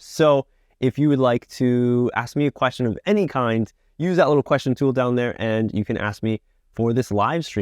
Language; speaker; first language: English; native; English